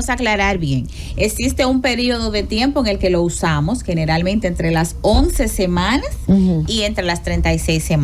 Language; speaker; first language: Spanish; native; Spanish